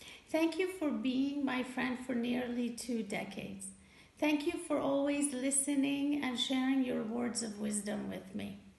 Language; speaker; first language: English; non-native, fluent; Persian